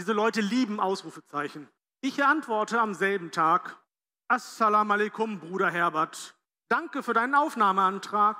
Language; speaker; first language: German; early bilingual, other home language; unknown